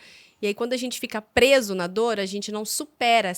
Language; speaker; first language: Portuguese; native; Portuguese